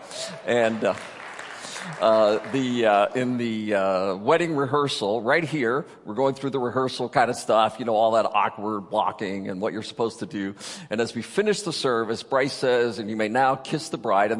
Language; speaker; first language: English; native; English